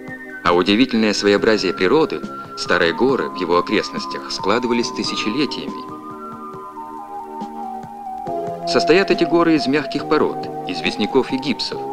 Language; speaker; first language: Russian; native; Russian